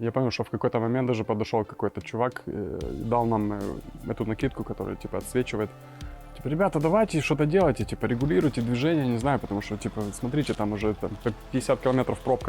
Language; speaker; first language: Russian; native; Russian